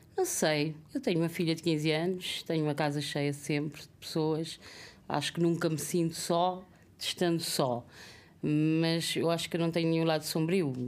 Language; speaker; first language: Portuguese; non-native, local second language; Kabuverdianu